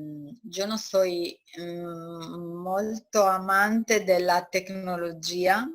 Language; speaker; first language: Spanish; non-native, learner; Italian